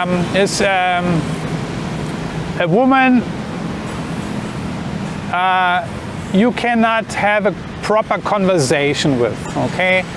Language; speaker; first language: English; non-native, fluent; German